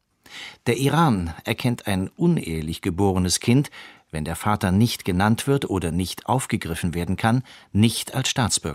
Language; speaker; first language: German; native; German